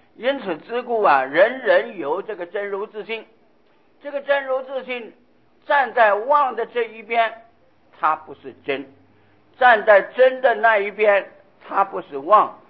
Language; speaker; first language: Chinese; non-native, local second language; Hakka Chinese